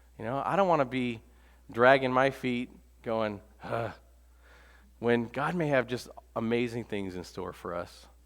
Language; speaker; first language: English; native; English